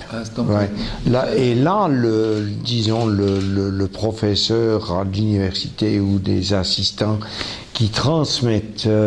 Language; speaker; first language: French; non-native, local second language; German